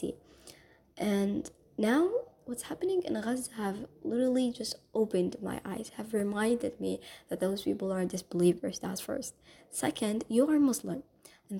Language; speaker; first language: English; non-native, fluent; Somali